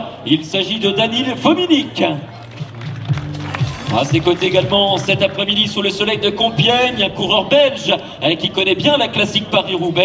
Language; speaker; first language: French; native; French